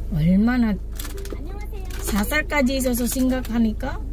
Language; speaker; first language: Korean; non-native, learner; Filipino